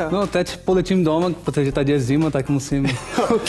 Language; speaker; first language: Czech; non-native, learner; Portuguese